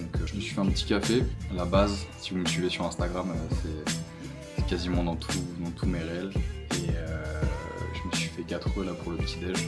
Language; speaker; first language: French; native; French